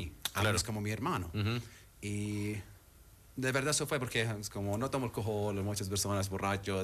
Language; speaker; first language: Spanish; non-native, learner; Arabic